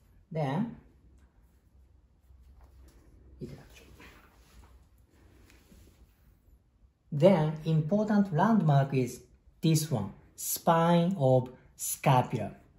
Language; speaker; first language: English; non-native, fluent; Japanese